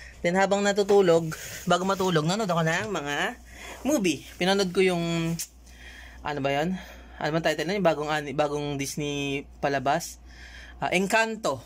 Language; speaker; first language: Filipino; native; Filipino